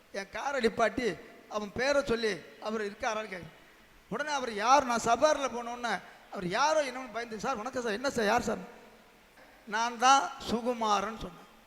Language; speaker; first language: Tamil; native; Tamil